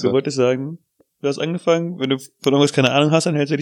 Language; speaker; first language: German; native; German